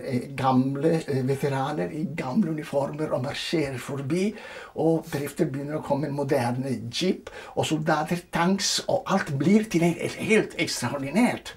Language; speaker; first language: Norwegian; non-native, fluent; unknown